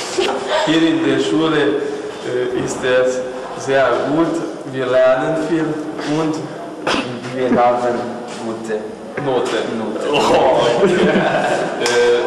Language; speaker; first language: German; non-native, learner; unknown